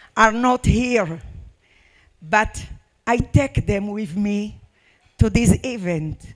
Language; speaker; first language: English; non-native, learner; Arabic